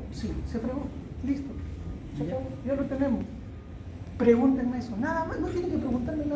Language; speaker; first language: Spanish; native; Spanish